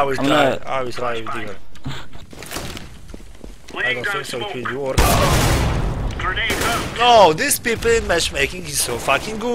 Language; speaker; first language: English; non-native, learner; Polish